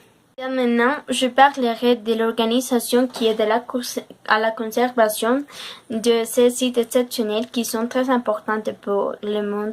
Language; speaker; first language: French; non-native, learner; Spanish